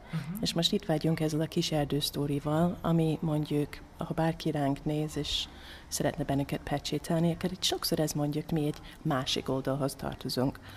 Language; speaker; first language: Hungarian; non-native, fluent; English